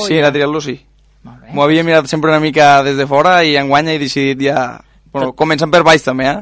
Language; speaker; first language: Catalan; native; Catalan